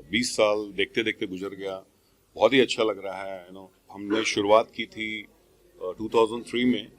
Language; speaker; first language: Hindi; native; Hindi